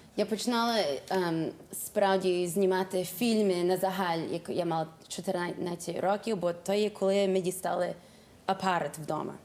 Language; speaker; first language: Ukrainian; early bilingual, heritage; Ukrainian